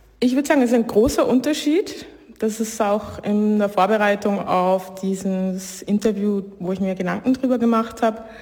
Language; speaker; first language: German; native; German